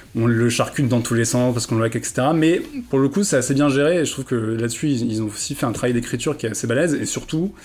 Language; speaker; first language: French; native; French